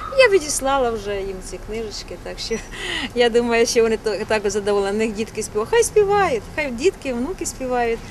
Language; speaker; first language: Ukrainian; native; Ukrainian